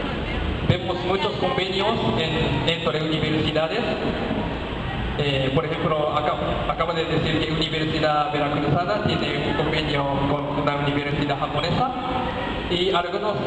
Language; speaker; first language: Spanish; non-native, learner; Japanese